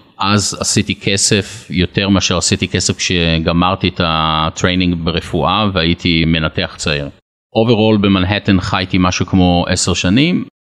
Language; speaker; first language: Hebrew; native; Hebrew